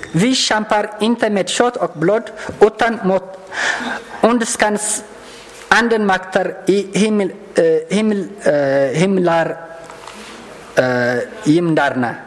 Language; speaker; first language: Swedish; non-native, learner; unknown